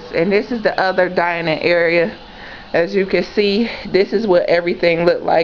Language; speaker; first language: English; native; English